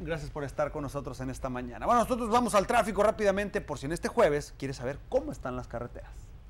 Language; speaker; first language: Spanish; native; Spanish